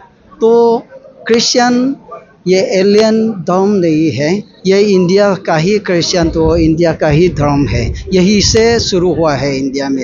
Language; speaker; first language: Hindi; non-native, local second language; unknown